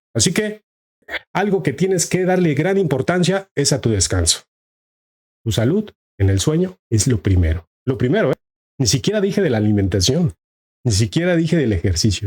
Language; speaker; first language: Spanish; native; Spanish